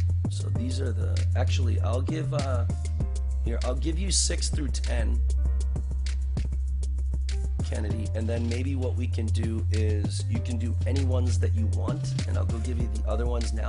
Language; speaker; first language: English; native; English